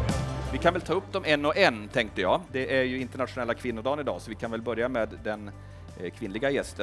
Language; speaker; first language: Swedish; native; Swedish